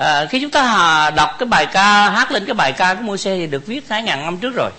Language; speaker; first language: Vietnamese; native; Vietnamese